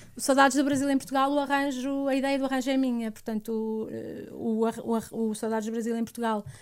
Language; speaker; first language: Portuguese; native; Portuguese